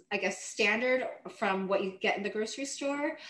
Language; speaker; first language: English; native; English